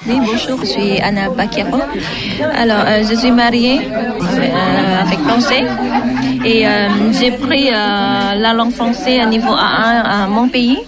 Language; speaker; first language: French; non-native, learner; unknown